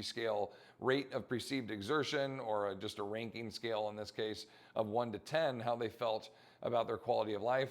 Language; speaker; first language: English; native; English